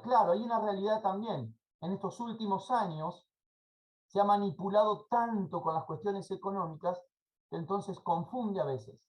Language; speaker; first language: Spanish; native; Spanish